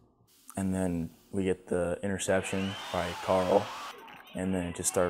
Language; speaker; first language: English; native; English